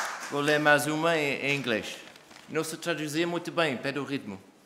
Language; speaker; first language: Portuguese; non-native, learner; English